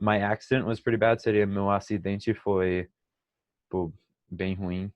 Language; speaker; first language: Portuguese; non-native, fluent; English